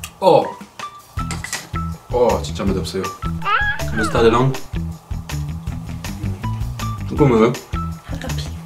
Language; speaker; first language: Korean; non-native, learner; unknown